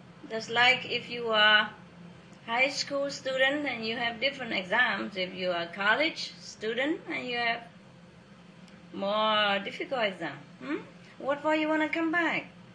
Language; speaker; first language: English; non-native, fluent; Vietnamese